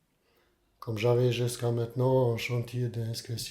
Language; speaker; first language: French; non-native, learner; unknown